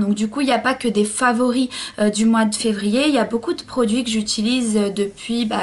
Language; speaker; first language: French; native; French